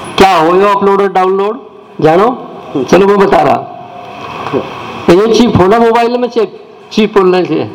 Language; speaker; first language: Hindi; native; Hindi